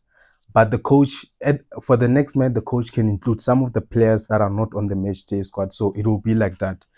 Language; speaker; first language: English; non-native, local second language; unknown